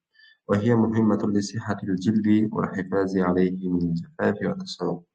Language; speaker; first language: Arabic; non-native, fluent; Uzbek